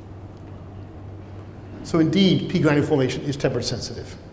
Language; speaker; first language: English; native; English